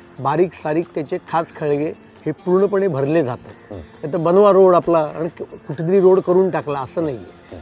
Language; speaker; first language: Marathi; native; Marathi